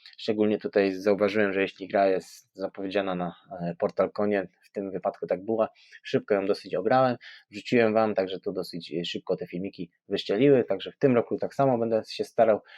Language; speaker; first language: Polish; native; Polish